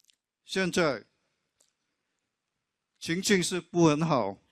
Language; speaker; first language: Chinese; non-native, local second language; English